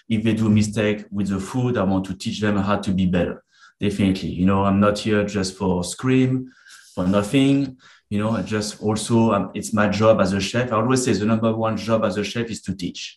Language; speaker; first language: English; non-native, fluent; French